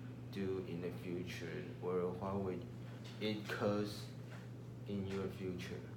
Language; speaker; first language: English; non-native, learner; Chinese